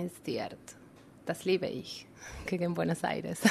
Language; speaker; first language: German; non-native, fluent; Spanish